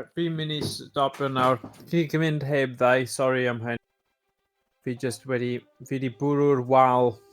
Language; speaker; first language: Welsh; non-native, local second language; English